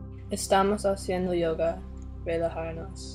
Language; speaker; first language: Spanish; non-native, learner; English